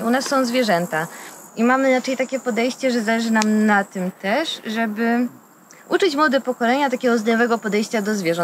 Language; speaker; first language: Polish; native; Polish